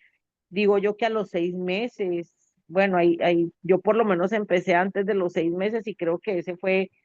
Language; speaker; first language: Spanish; native; Spanish